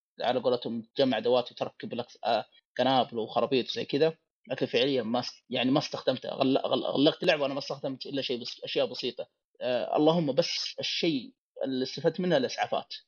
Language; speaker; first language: Arabic; native; Arabic